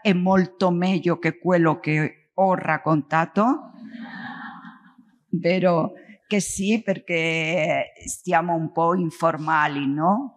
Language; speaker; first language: Italian; non-native, learner; Spanish